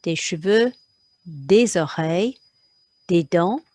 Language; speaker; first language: French; non-native, fluent; English